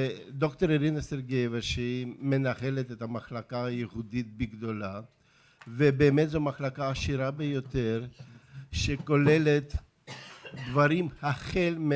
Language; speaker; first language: Hebrew; non-native, fluent; Russian